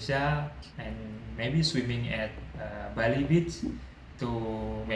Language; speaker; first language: English; non-native, learner; Indonesian